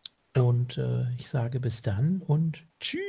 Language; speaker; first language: German; native; German